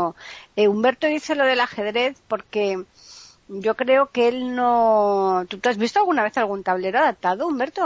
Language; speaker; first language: Spanish; native; Spanish